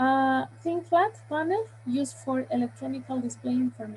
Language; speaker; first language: English; non-native, learner; Spanish